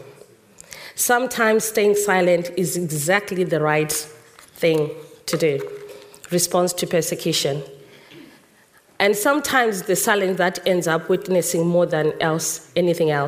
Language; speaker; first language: English; non-native, local second language; Shona